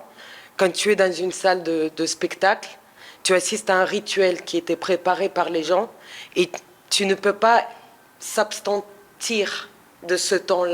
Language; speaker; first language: French; non-native, fluent; Russian